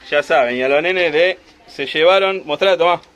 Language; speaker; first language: Spanish; native; Spanish